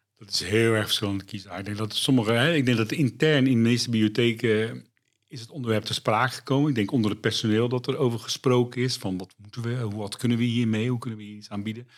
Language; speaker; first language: Dutch; native; Dutch